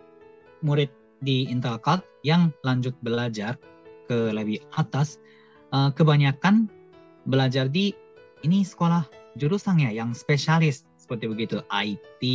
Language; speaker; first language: Indonesian; non-native, fluent; Japanese